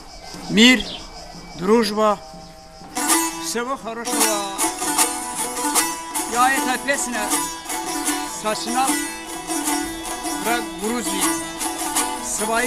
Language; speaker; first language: Russian; non-native, local second language; Azerbaijani